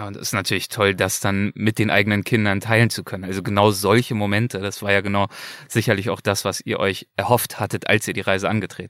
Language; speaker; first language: German; native; German